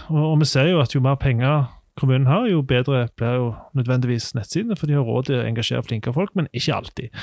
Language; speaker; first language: Norwegian; native; Norwegian